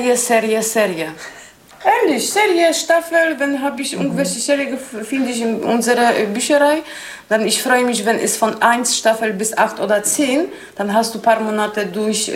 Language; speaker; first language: German; non-native, learner; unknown